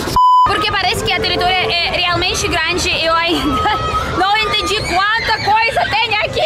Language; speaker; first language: Portuguese; non-native, fluent; Russian